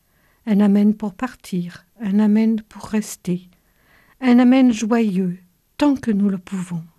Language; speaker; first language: French; native; French